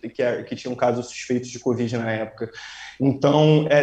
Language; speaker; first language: Portuguese; native; Portuguese